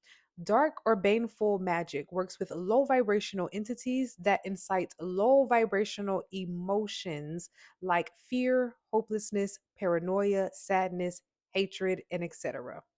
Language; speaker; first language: English; native; English